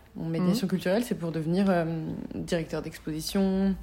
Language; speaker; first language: French; native; French